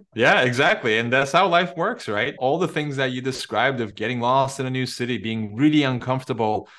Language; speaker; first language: English; non-native, fluent; Turkish